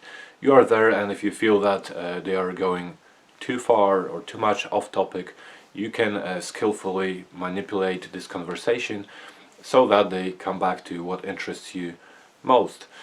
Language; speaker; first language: English; non-native, fluent; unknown